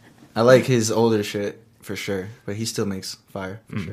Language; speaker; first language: English; early bilingual, other home language; Spanish